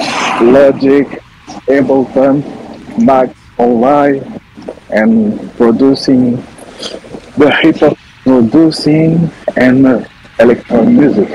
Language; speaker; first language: English; non-native, learner; French